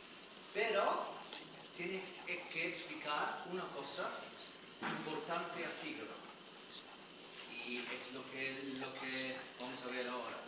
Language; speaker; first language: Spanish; non-native, local second language; Catalan